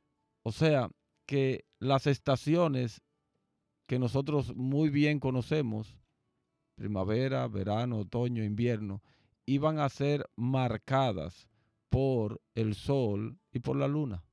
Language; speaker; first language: Spanish; native; Spanish